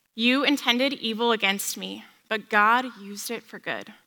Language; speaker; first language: English; native; English